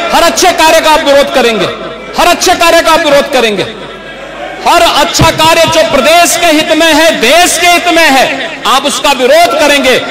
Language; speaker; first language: Hindi; native; Hindi